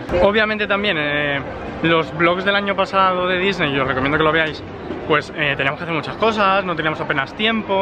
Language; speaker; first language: Spanish; native; Spanish